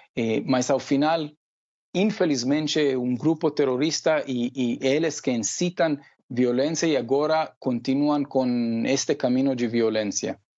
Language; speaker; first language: Portuguese; non-native, fluent; Hebrew